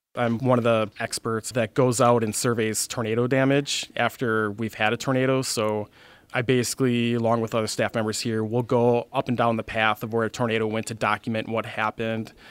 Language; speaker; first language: English; native; English